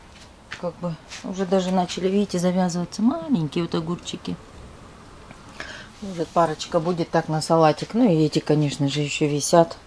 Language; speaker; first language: Russian; native; Russian